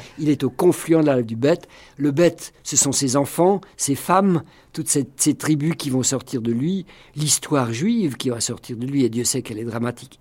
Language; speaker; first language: French; non-native, local second language; Swiss German